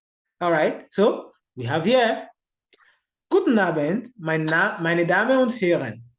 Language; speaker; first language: German; non-native, learner; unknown